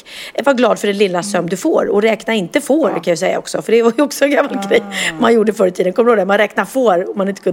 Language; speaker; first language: Swedish; native; Swedish